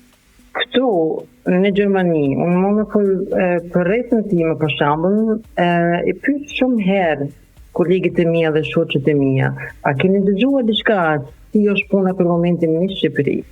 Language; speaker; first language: Albanian; non-native, learner; German